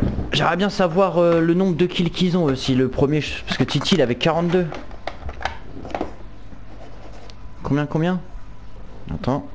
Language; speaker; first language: French; native; French